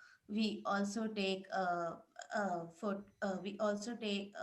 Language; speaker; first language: English; non-native, learner; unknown